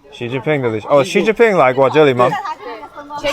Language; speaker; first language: Chinese; non-native, learner; English